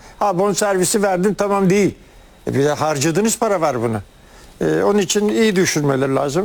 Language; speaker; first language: Turkish; native; Turkish